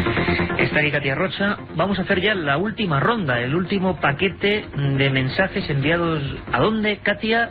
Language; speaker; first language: Spanish; native; Spanish